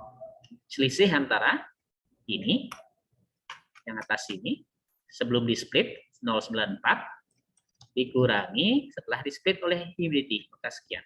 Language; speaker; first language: Indonesian; native; Indonesian